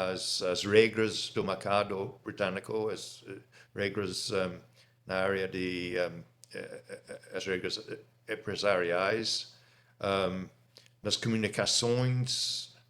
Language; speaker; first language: Portuguese; non-native, fluent; English